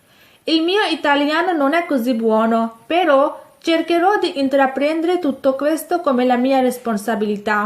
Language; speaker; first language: Italian; non-native, fluent; Urdu